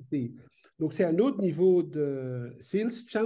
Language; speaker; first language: French; native; French